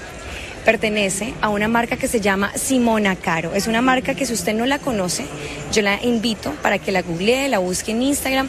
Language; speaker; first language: Spanish; native; Spanish